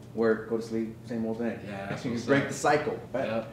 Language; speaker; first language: English; native; English